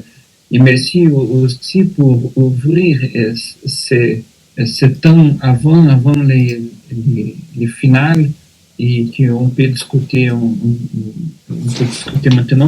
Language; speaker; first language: French; non-native, fluent; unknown